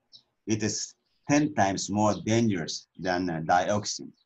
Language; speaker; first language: English; non-native, learner; Japanese